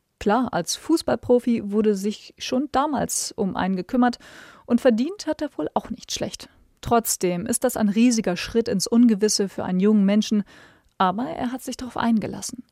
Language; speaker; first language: German; native; German